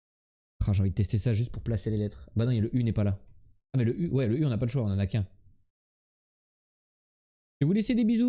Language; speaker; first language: French; native; French